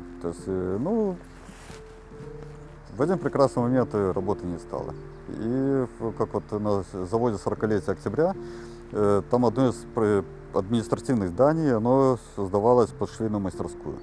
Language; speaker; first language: Russian; native; Russian